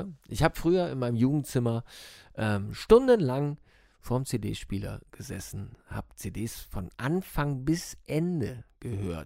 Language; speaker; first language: German; native; German